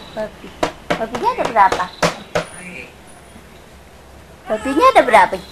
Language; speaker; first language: Indonesian; native; Indonesian